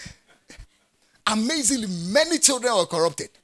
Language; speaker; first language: English; non-native, local second language; Akan